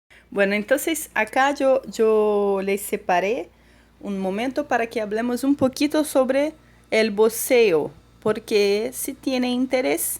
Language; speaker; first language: Spanish; non-native, fluent; Portuguese